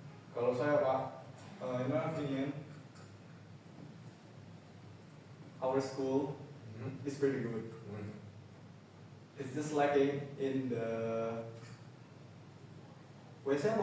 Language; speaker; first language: English; non-native, learner; Indonesian